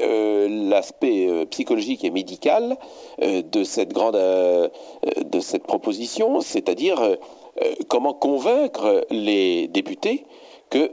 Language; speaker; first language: French; native; French